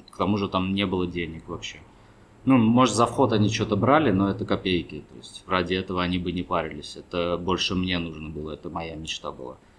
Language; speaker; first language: Russian; early bilingual, other home language; Armenian